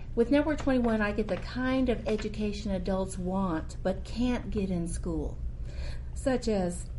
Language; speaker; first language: English; native; English